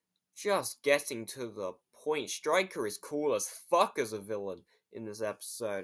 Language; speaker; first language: English; native; English